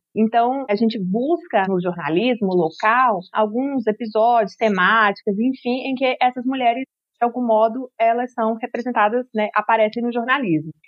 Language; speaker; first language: Portuguese; native; Portuguese